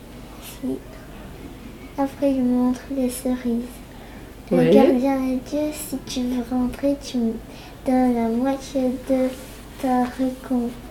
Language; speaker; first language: French; non-native, learner; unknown